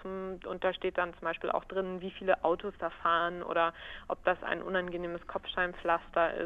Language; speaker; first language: German; native; German